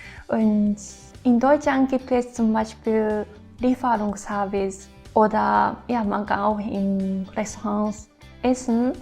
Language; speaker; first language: German; non-native, fluent; Japanese